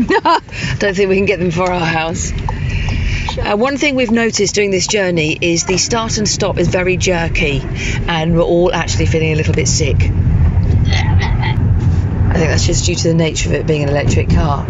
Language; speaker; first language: English; native; English